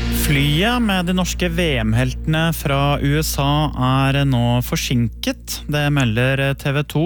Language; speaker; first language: Norwegian; native; Norwegian